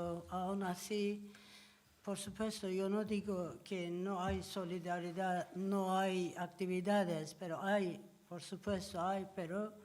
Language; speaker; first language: Spanish; non-native, learner; Turkish